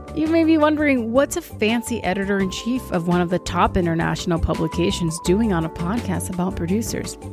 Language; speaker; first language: English; early bilingual, other home language; Portuguese